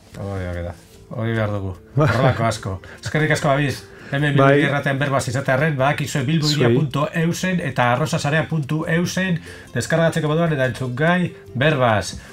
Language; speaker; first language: Basque; native; Basque